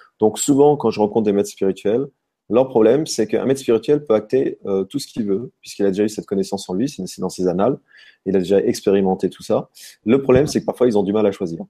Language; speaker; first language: French; native; French